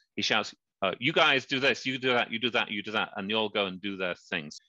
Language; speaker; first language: English; native; English